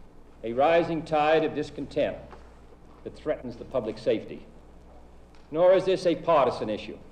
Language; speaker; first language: English; native; English